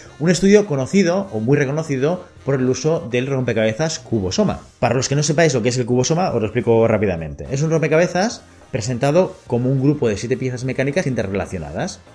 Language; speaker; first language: Spanish; native; Spanish